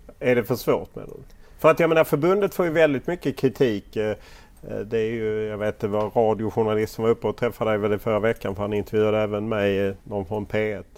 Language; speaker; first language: Swedish; native; Swedish